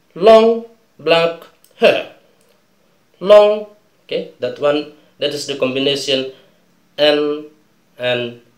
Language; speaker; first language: English; non-native, fluent; Indonesian